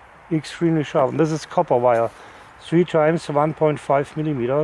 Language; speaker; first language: English; non-native, fluent; German